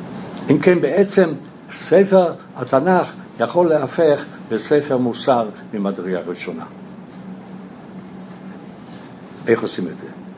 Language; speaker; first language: Hebrew; non-native, fluent; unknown